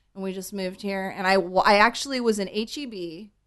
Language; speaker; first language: English; native; English